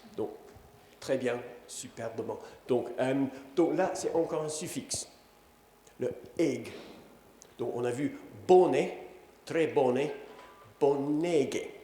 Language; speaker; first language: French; non-native, fluent; English